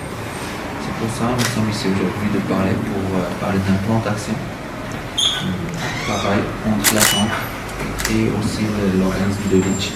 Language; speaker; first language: French; non-native, local second language; Arabic